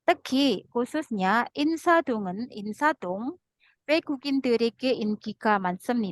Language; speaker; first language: Korean; non-native, fluent; Indonesian